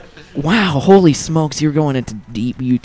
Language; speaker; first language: English; native; English